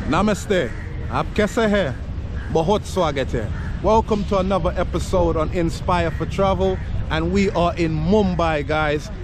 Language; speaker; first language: English; native; English